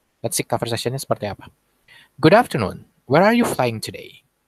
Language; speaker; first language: English; non-native, fluent; Indonesian